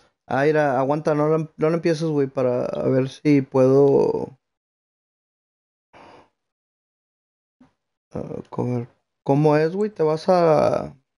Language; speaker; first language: Spanish; early bilingual, heritage; Spanish